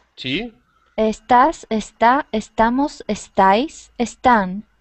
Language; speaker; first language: Spanish; non-native, fluent; Slovak